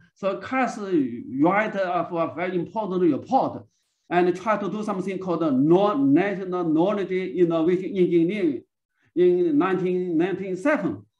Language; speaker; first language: English; non-native, learner; Chinese